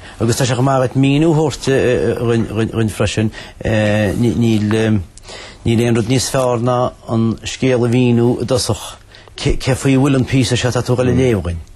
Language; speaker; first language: Irish; native; Irish